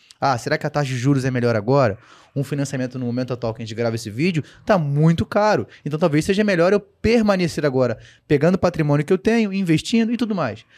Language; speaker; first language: Portuguese; native; Portuguese